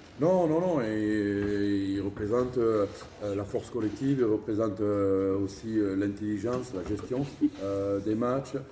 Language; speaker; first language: French; native; French